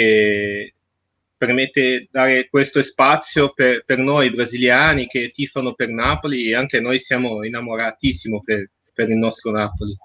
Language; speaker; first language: Italian; non-native, fluent; Portuguese